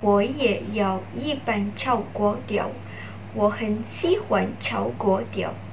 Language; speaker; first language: Chinese; non-native, learner; Malay